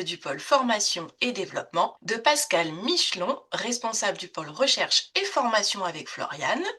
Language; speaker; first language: French; native; French